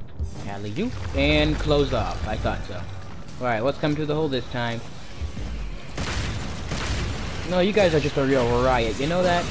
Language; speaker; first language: English; native; English